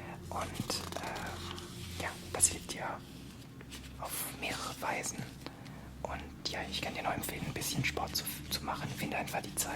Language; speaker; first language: German; non-native, fluent; French